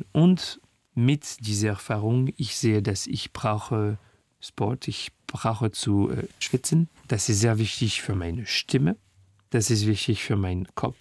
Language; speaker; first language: German; non-native, fluent; French